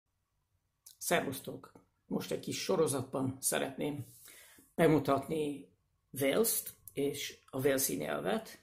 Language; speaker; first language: Hungarian; non-native, fluent; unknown